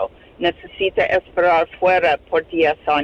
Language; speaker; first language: Spanish; non-native, fluent; English